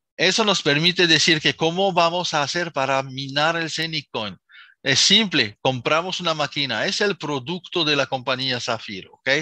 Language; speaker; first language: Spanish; non-native, fluent; Arabic